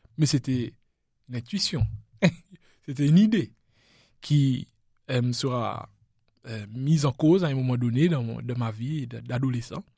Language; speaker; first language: French; non-native, local second language; Seselwa Creole French